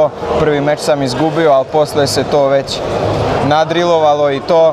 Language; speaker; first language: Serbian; non-native, local second language; Slovak